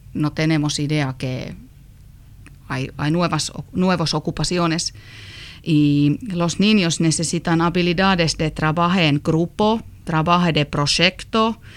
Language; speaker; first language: Spanish; non-native, learner; Finnish